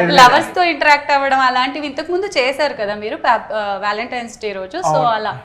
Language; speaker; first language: Telugu; native; Telugu